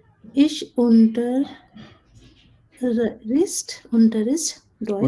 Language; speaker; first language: German; non-native, learner; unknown